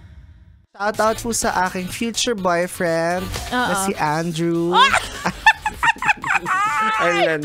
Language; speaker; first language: Filipino; native; Filipino